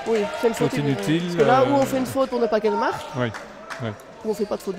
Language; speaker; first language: French; native; French